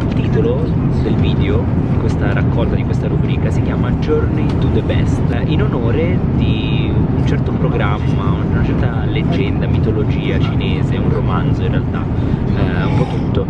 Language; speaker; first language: Italian; native; Italian